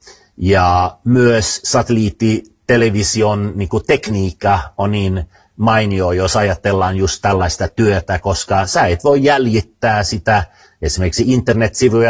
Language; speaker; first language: Finnish; early bilingual, other home language; Swedish